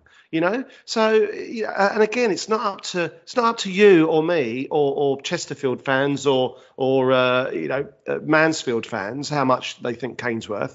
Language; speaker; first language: English; native; English